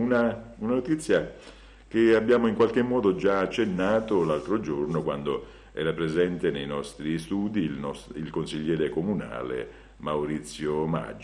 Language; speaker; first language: Italian; native; Italian